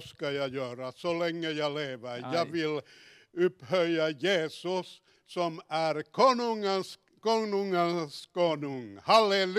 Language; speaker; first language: Swedish; non-native, fluent; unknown